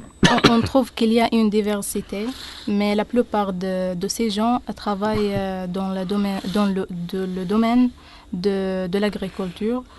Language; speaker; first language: French; non-native, learner; Arabic